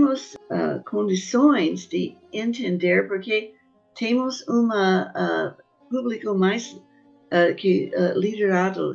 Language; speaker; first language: Portuguese; non-native, fluent; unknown